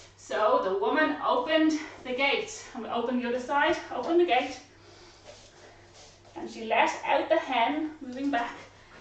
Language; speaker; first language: English; native; English